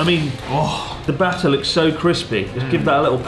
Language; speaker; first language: English; native; English